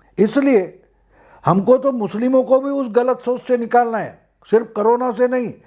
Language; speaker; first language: Hindi; non-native, local second language; Marathi